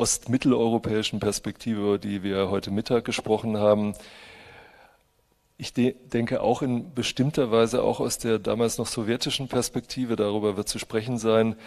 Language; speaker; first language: German; native; German